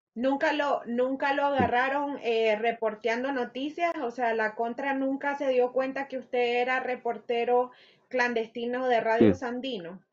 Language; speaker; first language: Spanish; native; Spanish